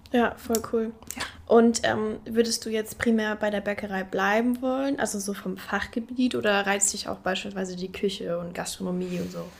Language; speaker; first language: German; native; German